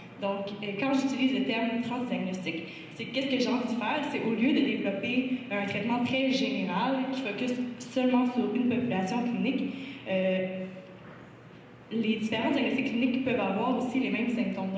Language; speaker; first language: French; native; French